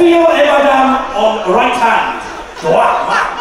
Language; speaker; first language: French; non-native, learner; English